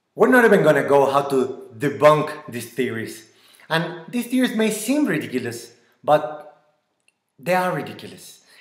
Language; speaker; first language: English; non-native, fluent; Spanish